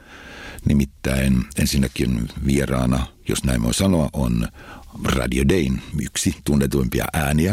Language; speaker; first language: Finnish; native; Finnish